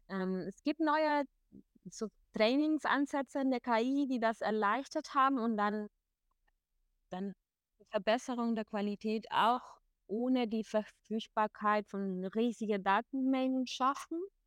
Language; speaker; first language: German; non-native, fluent; Spanish